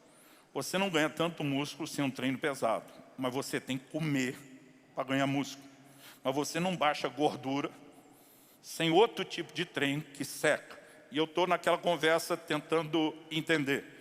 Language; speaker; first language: Portuguese; native; Portuguese